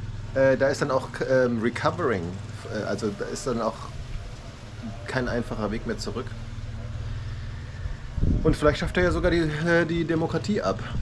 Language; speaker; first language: German; native; German